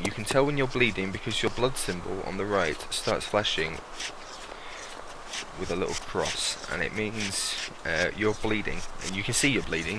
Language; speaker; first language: English; native; English